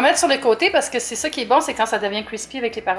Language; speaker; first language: French; native; French